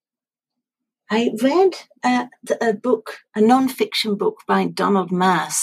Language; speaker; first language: English; native; English